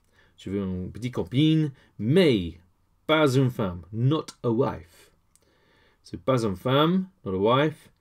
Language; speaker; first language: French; non-native, learner; English